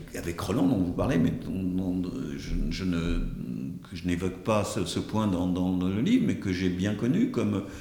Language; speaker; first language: French; native; French